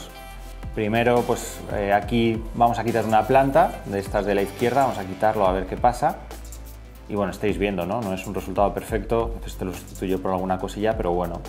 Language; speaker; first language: Spanish; native; Spanish